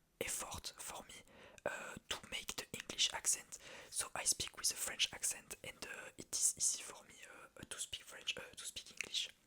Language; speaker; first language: English; non-native, learner; French